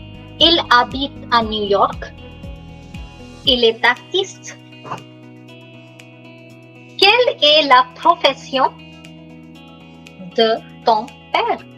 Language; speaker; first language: French; non-native, fluent; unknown